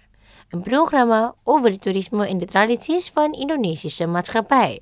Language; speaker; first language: Dutch; non-native, learner; Indonesian